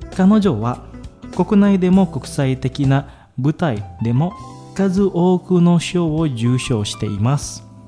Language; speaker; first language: Japanese; non-native, fluent; Indonesian